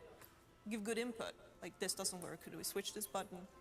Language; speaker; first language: English; non-native, fluent; Swedish